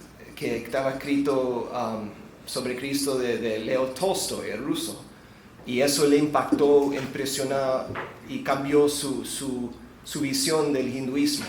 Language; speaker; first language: Spanish; non-native, fluent; English